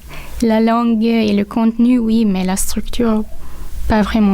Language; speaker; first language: French; non-native, local second language; Italian